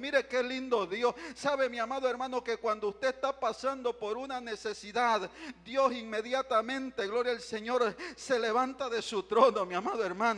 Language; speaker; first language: Spanish; native; Spanish